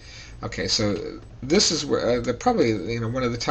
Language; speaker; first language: English; native; English